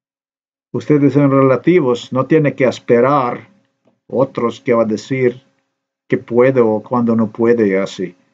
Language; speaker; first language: Spanish; non-native, learner; Slovenian